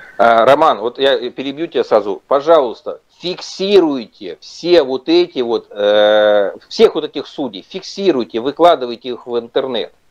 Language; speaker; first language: Russian; native; Russian